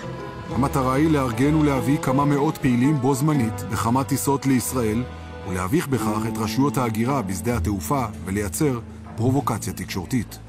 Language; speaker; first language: Hebrew; native; Hebrew